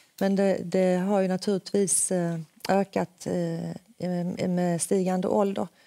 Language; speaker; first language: Swedish; early bilingual, other home language; Finnish